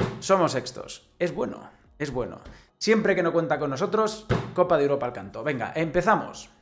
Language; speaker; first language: Spanish; native; Spanish